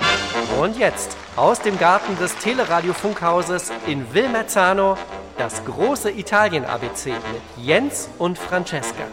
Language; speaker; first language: German; native; German